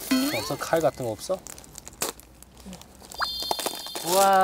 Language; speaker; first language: Korean; early bilingual, heritage; English